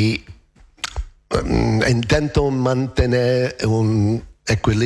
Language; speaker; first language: Spanish; non-native, learner; English